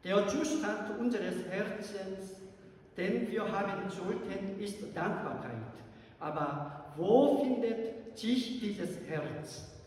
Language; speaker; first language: German; non-native, learner; Korean